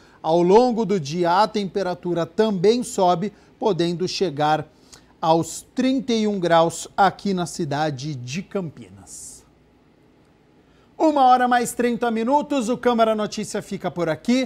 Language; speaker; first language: Portuguese; native; Portuguese